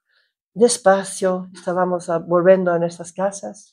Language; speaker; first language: Spanish; non-native, fluent; Croatian